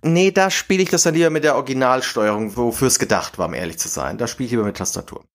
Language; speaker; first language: German; native; German